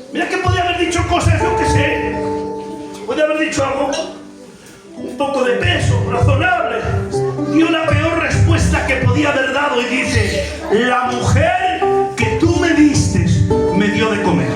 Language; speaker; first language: Spanish; native; Spanish